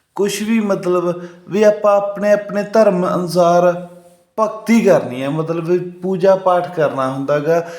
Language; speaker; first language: Punjabi; native; Punjabi